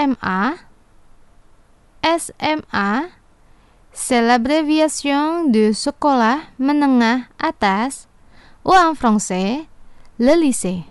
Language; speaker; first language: French; non-native, fluent; Indonesian